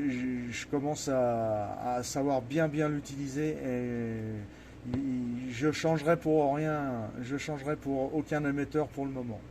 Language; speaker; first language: French; native; French